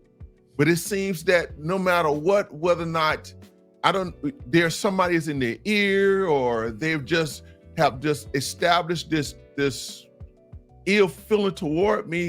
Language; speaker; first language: English; native; English